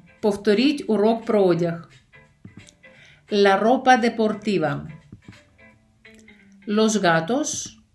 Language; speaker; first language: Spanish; non-native, fluent; Ukrainian